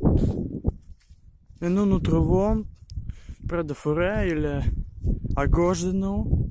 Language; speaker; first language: French; non-native, learner; Ukrainian